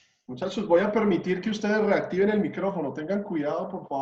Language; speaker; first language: Spanish; native; Spanish